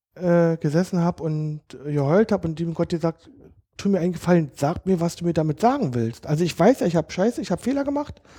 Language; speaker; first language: German; native; German